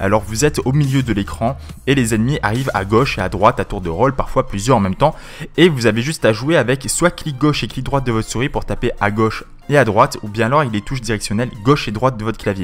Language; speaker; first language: French; native; French